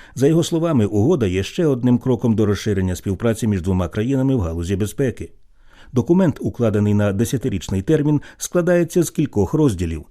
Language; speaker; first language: Ukrainian; native; Ukrainian